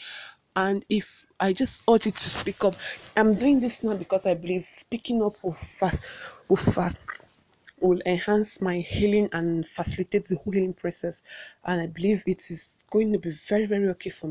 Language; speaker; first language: English; non-native, local second language; Igbo